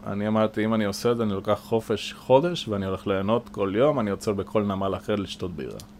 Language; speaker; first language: Hebrew; non-native, fluent; Spanish